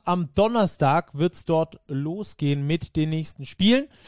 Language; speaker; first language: German; native; German